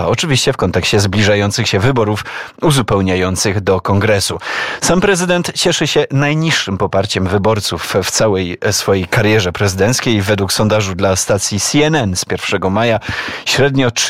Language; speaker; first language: Polish; native; Polish